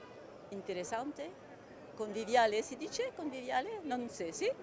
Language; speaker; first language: Italian; non-native, learner; French